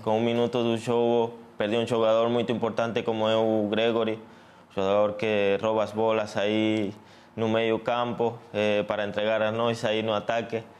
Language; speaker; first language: Portuguese; non-native, learner; Spanish